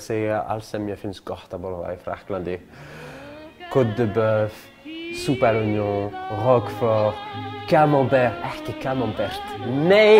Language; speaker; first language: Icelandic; non-native, learner; French